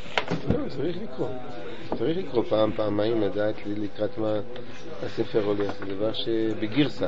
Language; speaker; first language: Hebrew; non-native, fluent; French